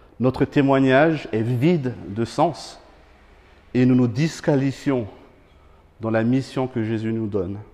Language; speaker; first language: French; non-native, local second language; Malagasy